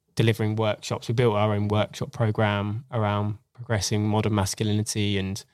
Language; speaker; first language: English; native; English